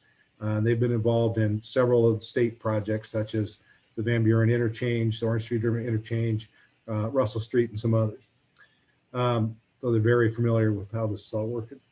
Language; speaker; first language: English; native; English